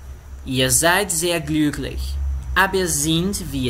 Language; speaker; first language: German; non-native, learner; Portuguese